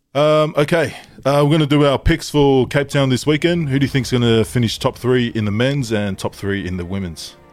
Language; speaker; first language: English; early bilingual, other home language; Tongan